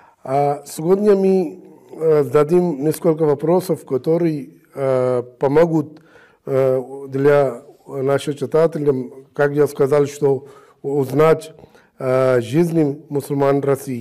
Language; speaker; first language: Russian; non-native, fluent; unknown